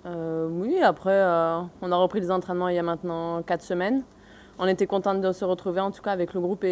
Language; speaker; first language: French; native; French